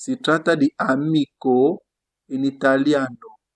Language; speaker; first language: Italian; non-native, fluent; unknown